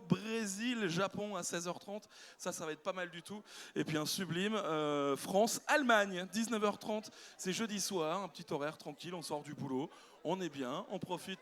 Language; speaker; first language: French; native; French